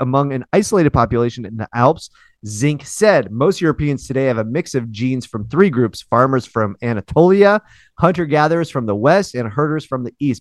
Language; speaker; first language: English; native; English